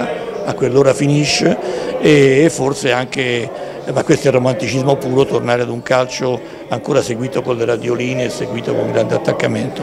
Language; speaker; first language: Italian; native; Italian